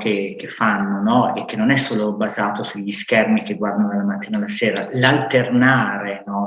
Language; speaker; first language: Italian; native; Italian